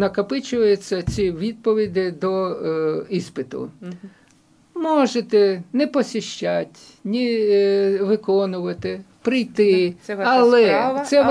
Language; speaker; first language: Ukrainian; non-native, local second language; Russian